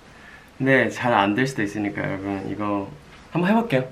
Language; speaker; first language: Korean; non-native, fluent; Japanese